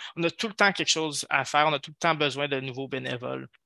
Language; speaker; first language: French; native; French